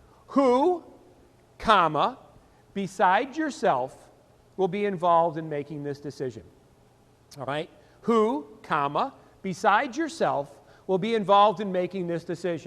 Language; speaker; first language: English; native; English